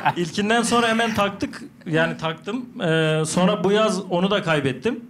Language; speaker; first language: Turkish; native; Turkish